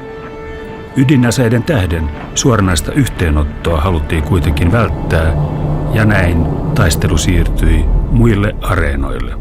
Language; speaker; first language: Finnish; native; Finnish